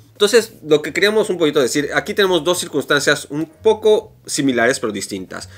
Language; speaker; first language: Spanish; native; Spanish